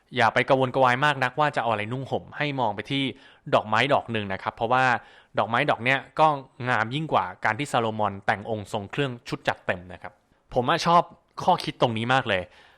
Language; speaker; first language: Thai; native; Thai